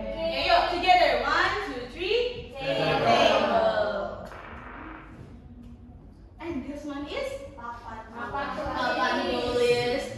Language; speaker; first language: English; non-native, learner; Indonesian